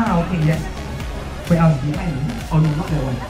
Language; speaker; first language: English; non-native, local second language; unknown